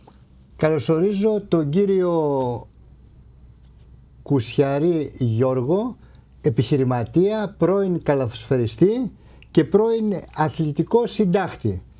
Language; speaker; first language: Greek; native; Greek